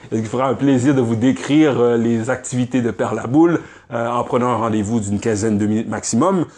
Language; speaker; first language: French; native; French